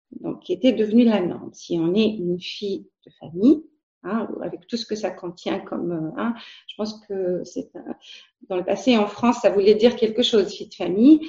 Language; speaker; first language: French; non-native, local second language; Arabic